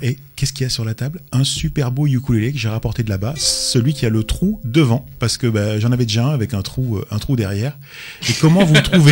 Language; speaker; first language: French; native; French